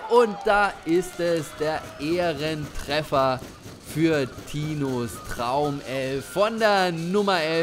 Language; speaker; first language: German; native; German